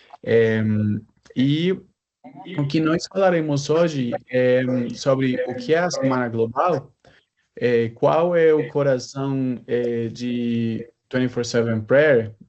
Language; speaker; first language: Portuguese; non-native, fluent; Spanish